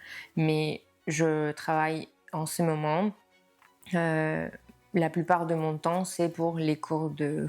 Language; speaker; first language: French; non-native, fluent; Spanish